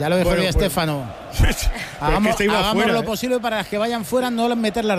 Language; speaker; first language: Spanish; native; Spanish